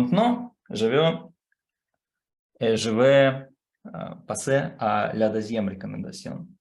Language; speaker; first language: French; non-native, fluent; Russian